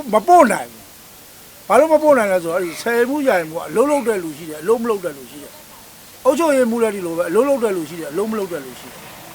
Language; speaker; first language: Burmese; native; Burmese